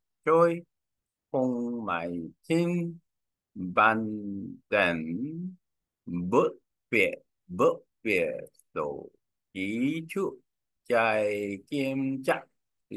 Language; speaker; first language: Vietnamese; non-native, learner; Korean